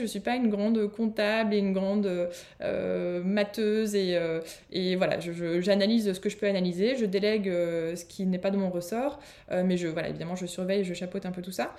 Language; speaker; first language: French; native; French